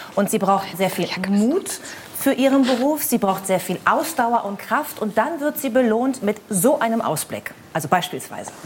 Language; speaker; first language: German; native; German